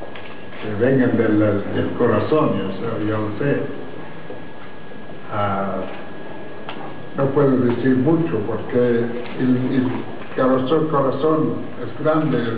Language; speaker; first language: Spanish; non-native, learner; English